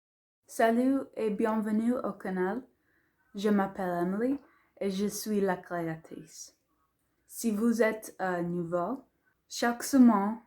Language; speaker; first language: French; non-native, learner; English